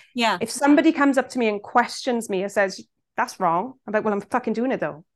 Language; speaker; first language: English; native; English